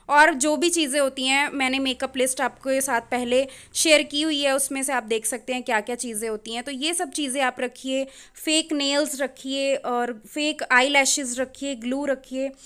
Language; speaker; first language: Hindi; native; Hindi